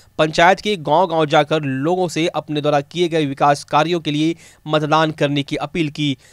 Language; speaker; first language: Hindi; native; Hindi